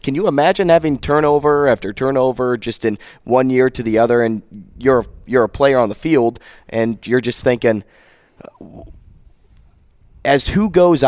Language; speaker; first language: English; native; English